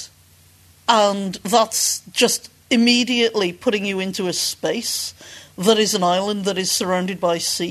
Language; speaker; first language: English; native; English